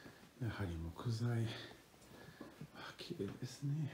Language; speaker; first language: Japanese; non-native, fluent; French